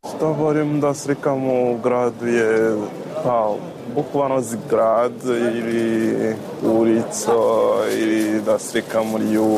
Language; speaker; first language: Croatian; non-native, learner; Rundi